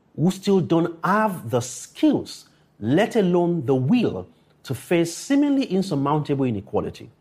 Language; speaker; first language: English; non-native, local second language; Yoruba